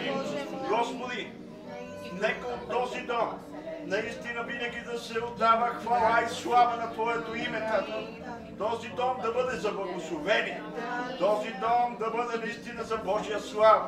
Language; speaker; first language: Bulgarian; non-native, local second language; Romany